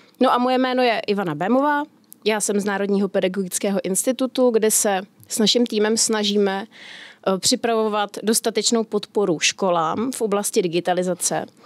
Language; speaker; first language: Czech; native; Czech